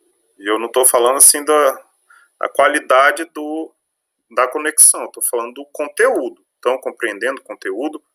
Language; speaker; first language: Portuguese; native; Portuguese